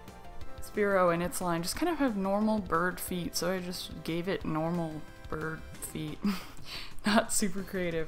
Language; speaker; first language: English; native; English